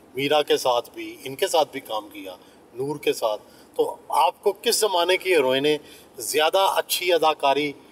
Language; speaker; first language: Urdu; non-native, local second language; Punjabi